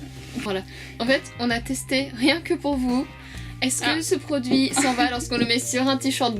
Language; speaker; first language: French; native; French